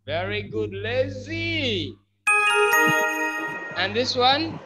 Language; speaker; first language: English; non-native, fluent; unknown